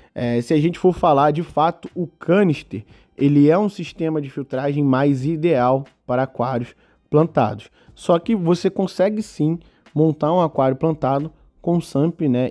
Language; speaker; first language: Portuguese; native; Portuguese